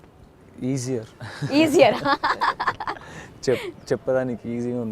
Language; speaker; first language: Telugu; non-native, learner; Tamil